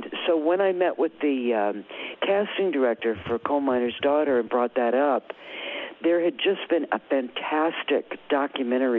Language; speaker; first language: English; native; English